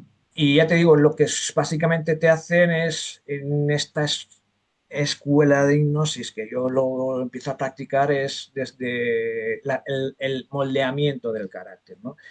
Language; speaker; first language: Spanish; native; Spanish